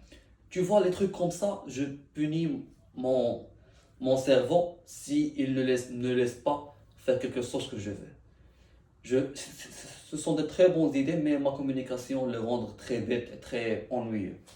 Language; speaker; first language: French; non-native, learner; Arabic